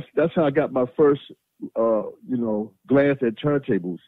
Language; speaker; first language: English; native; English